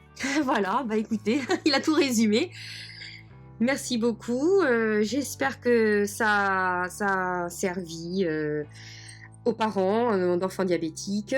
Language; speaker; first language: French; native; French